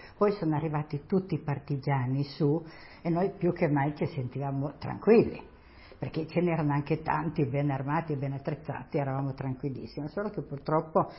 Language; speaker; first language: Italian; native; Italian